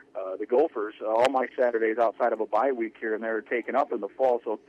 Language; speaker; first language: English; native; English